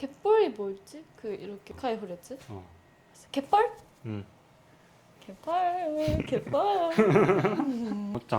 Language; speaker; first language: Korean; non-native, learner; Japanese